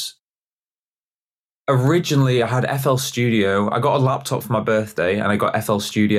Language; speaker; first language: English; native; English